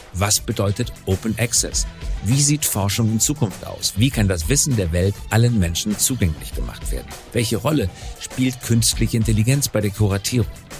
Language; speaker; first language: German; native; German